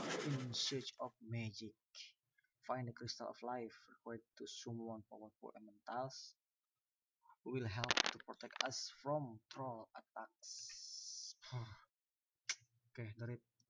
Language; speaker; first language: English; non-native, learner; Sundanese